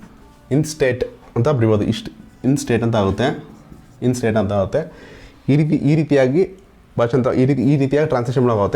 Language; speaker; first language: Kannada; native; Kannada